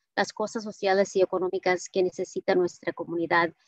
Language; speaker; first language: Spanish; early bilingual, heritage; Spanish